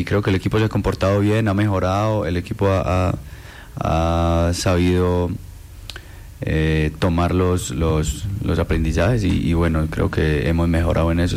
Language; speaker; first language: Spanish; native; Spanish